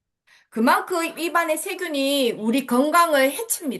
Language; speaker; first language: Korean; native; Korean